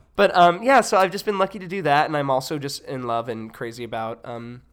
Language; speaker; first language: English; native; English